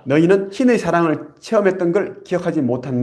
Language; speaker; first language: Korean; native; Korean